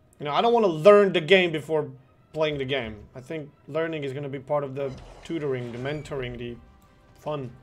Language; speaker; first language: English; non-native, fluent; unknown